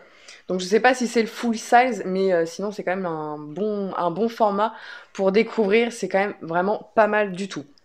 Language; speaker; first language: French; native; French